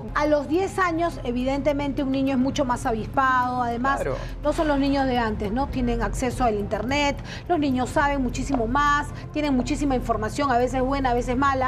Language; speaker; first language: Spanish; native; Spanish